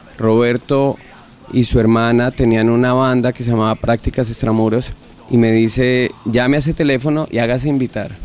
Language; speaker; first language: Spanish; native; Spanish